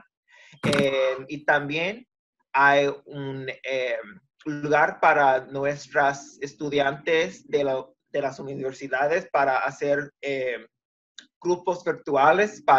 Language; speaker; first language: Spanish; early bilingual, heritage; Spanish